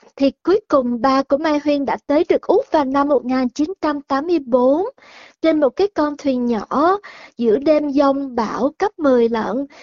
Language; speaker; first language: Vietnamese; early bilingual, heritage; Vietnamese